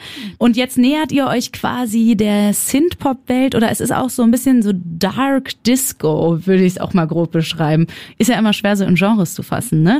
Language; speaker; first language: German; native; German